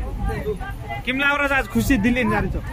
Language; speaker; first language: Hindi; non-native, local second language; Lambadi